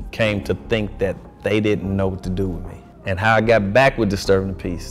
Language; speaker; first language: English; native; English